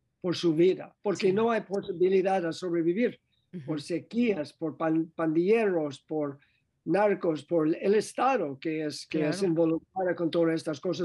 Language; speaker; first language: Spanish; non-native, learner; English